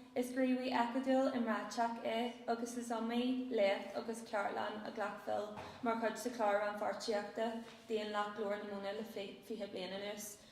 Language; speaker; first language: Irish; non-native, local second language; English